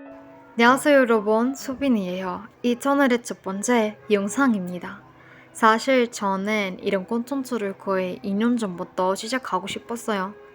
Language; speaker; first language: Korean; non-native, fluent; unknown